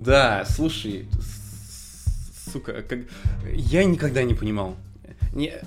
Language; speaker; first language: Russian; native; Russian